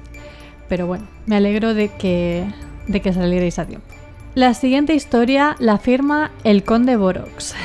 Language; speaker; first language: Spanish; native; Spanish